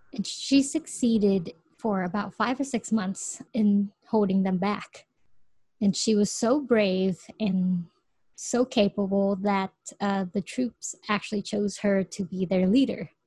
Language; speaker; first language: English; early bilingual, other home language; Vietnamese